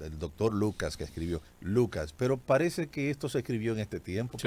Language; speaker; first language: Spanish; native; Spanish